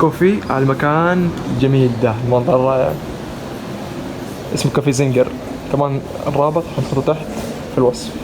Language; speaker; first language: Arabic; native; Arabic